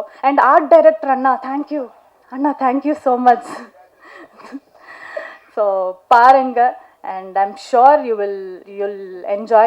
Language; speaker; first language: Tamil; non-native, learner; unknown